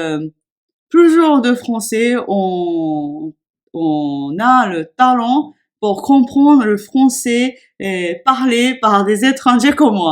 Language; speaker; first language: French; non-native, fluent; Japanese